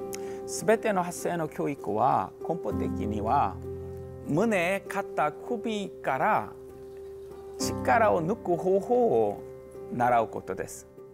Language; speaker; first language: Japanese; non-native, fluent; Korean